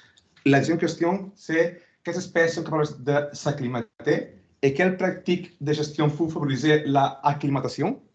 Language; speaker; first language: French; non-native, fluent; Spanish